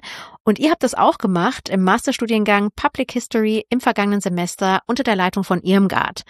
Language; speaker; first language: German; native; German